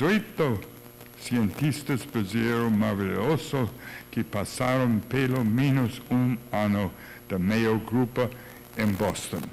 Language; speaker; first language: Portuguese; non-native, learner; English